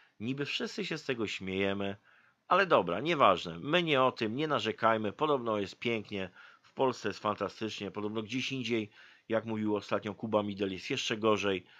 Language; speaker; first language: Polish; native; Polish